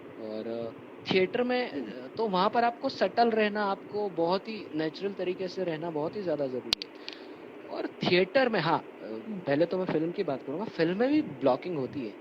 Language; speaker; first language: Hindi; native; Hindi